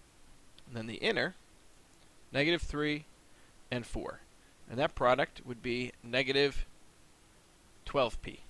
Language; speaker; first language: English; native; English